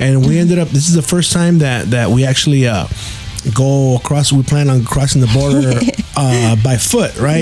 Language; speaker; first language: English; early bilingual, other home language; Spanish